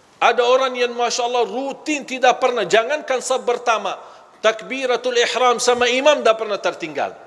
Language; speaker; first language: Malay; non-native, fluent; Arabic